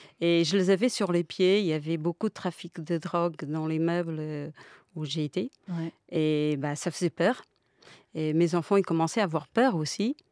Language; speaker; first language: French; non-native, fluent; Portuguese